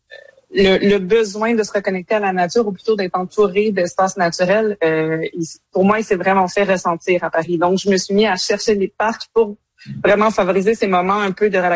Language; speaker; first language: French; native; French